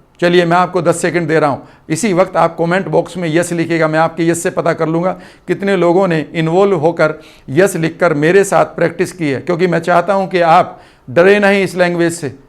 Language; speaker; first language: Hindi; native; Hindi